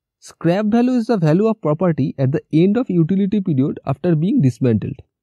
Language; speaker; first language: English; non-native, local second language; Bangla